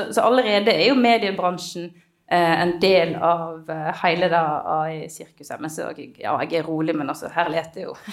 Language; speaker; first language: Norwegian; native; Norwegian